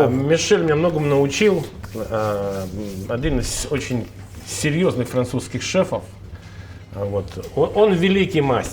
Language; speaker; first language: Russian; native; Russian